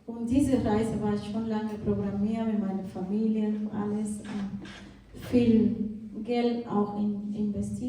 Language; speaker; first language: German; non-native, fluent; Portuguese